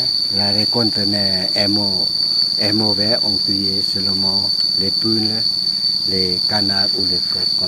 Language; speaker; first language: French; non-native, fluent; Lao